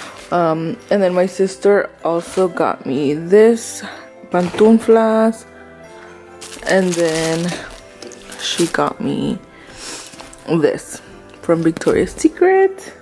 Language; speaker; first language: English; early bilingual, other home language; Spanish